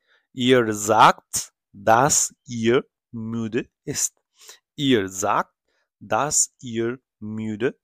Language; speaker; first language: German; non-native, fluent; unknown